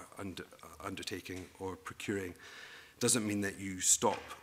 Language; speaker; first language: English; native; English